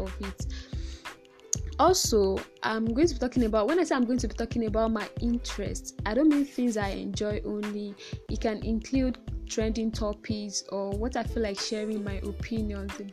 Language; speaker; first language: English; non-native, local second language; Yoruba